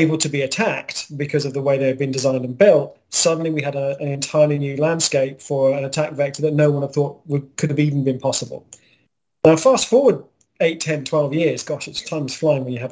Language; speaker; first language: English; native; English